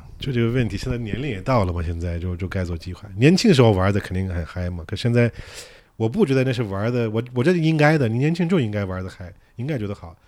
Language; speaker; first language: Chinese; non-native, fluent; English